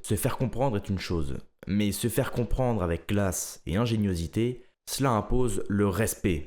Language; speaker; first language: French; native; French